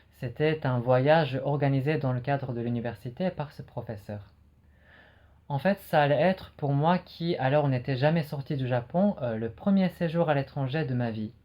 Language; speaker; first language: French; non-native, fluent; Japanese